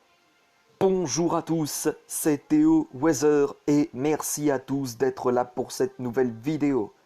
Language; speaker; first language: French; native; French